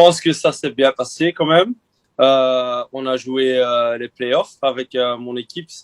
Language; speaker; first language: French; non-native, local second language; Dutch